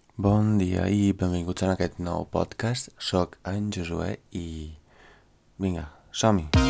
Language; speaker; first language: Catalan; non-native, fluent; Italian